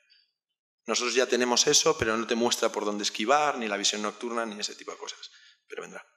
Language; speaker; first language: Spanish; native; Spanish